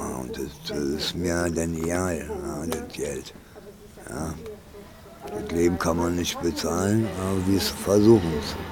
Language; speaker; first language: German; early bilingual, other home language; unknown